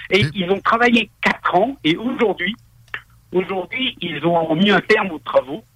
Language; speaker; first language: French; native; French